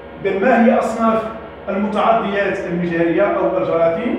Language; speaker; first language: Arabic; native; Arabic